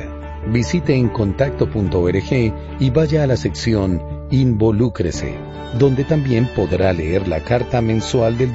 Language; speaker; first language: Spanish; native; Spanish